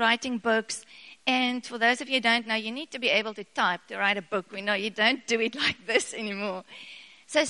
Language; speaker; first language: English; non-native, local second language; Afrikaans